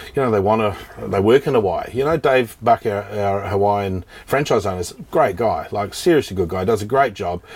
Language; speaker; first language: English; native; English